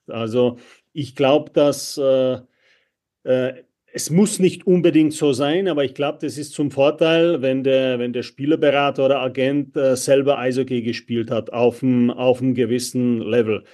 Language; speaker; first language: German; non-native, fluent; Czech